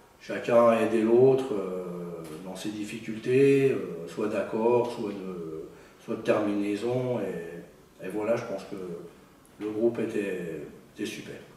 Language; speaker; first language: French; native; French